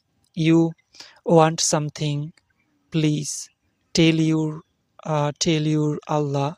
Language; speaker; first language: English; non-native, learner; Bangla